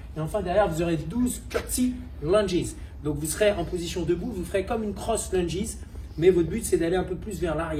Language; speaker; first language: French; native; French